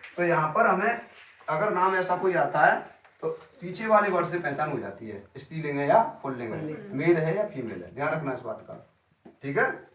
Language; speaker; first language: Hindi; native; Hindi